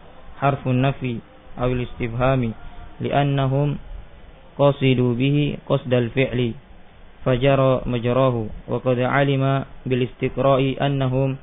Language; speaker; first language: Arabic; non-native, fluent; Indonesian